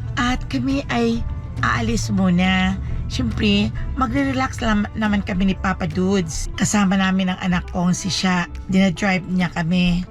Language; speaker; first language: Filipino; non-native, local second language; Cebuano